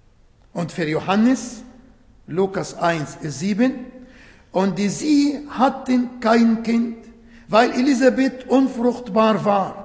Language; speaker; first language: German; non-native, fluent; Arabic